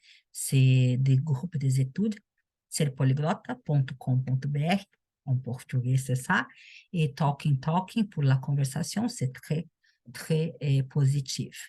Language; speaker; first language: French; non-native, learner; Portuguese